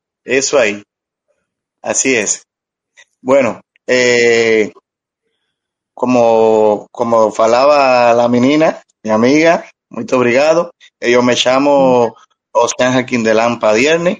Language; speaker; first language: Portuguese; non-native, learner; Spanish